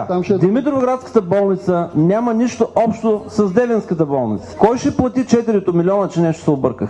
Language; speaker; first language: Bulgarian; native; Bulgarian